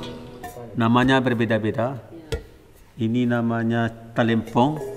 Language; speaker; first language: Indonesian; non-native, local second language; Minangkabau